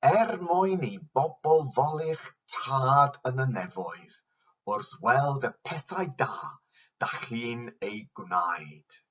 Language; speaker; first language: Welsh; non-native, fluent; English